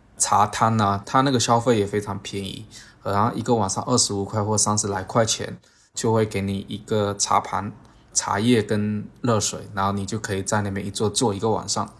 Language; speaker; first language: Chinese; native; Chinese